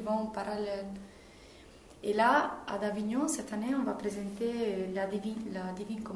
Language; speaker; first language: French; non-native, fluent; Italian